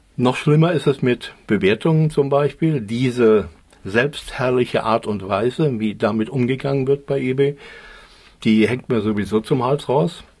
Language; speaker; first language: German; native; German